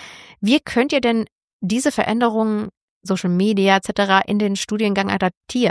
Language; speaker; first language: German; native; German